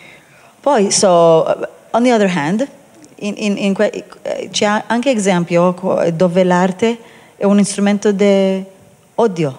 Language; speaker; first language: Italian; non-native, learner; Hebrew